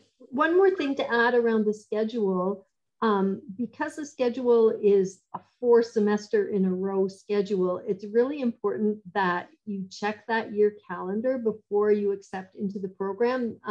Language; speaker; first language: English; native; English